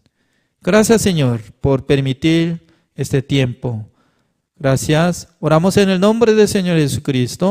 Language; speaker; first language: Spanish; non-native, learner; Korean